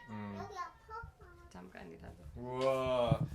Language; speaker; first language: Korean; non-native, learner; Greek